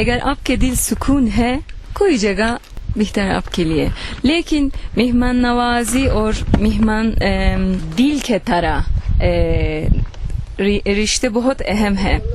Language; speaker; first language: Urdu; non-native, learner; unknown